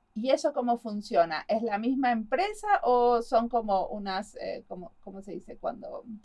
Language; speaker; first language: Spanish; native; Spanish